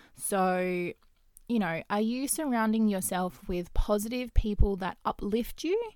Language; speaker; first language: English; native; English